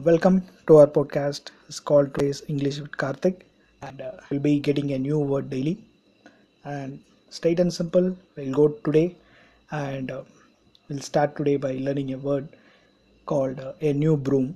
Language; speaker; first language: English; non-native, local second language; Tamil